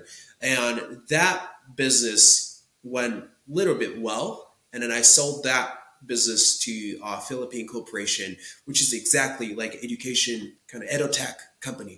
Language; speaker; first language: English; non-native, fluent; Japanese